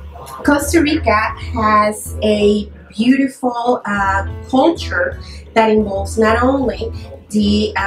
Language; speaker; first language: English; non-native, fluent; Spanish